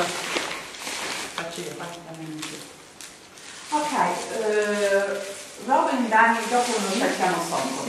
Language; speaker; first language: Italian; non-native, learner; English